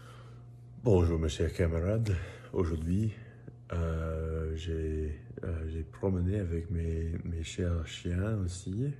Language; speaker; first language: French; non-native, learner; English